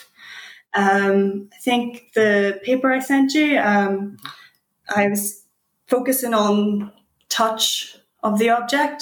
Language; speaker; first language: English; native; English